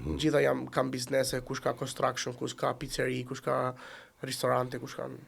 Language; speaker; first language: Albanian; early bilingual, heritage; Italian